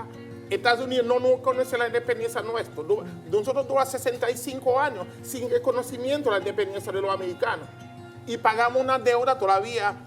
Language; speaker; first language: Spanish; non-native, learner; Haitian Creole